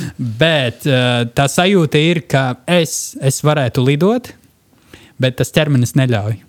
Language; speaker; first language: Latvian; non-native, local second language; Russian